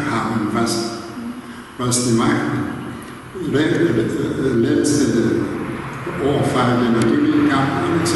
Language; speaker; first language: German; non-native, learner; Greek